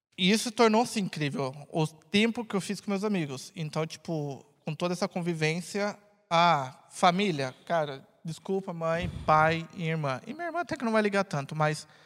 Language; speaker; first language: Portuguese; native; Portuguese